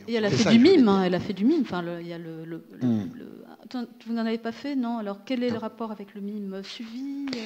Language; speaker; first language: French; native; French